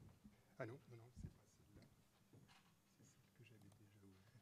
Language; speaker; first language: French; native; French